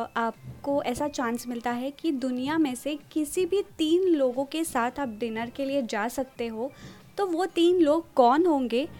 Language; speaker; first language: Hindi; non-native, local second language; Marathi